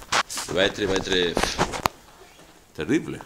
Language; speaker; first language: French; non-native, learner; Spanish